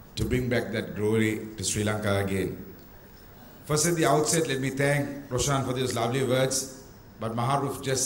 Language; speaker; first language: English; non-native, local second language; Sinhala